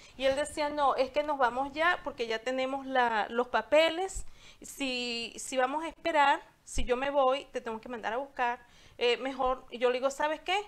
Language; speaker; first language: Spanish; native; Spanish